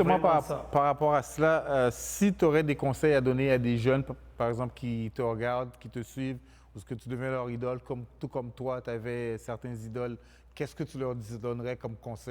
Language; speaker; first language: French; native; French